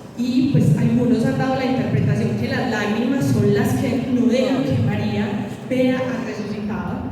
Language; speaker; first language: Spanish; native; Spanish